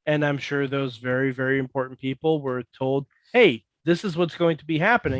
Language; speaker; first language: English; native; English